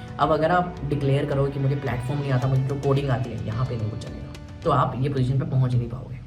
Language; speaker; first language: Hindi; native; Hindi